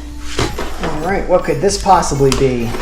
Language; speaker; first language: English; native; English